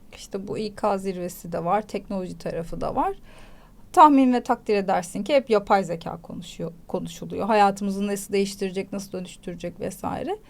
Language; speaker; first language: Turkish; native; Turkish